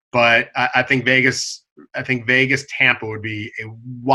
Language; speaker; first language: English; native; English